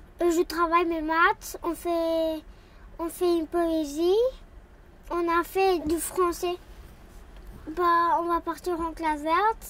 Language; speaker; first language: French; early bilingual, other home language; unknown